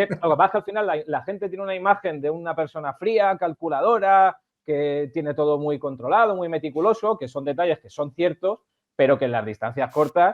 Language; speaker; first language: Spanish; native; Spanish